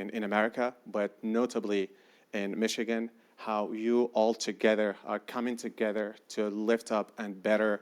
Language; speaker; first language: English; non-native, fluent; Arabic